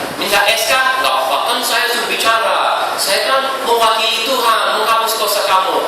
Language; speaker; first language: Indonesian; non-native, fluent; English